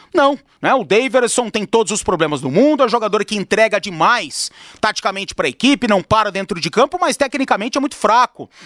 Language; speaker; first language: Portuguese; native; Portuguese